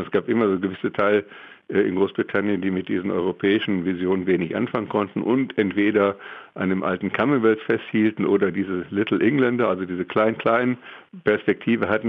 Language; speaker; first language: German; native; German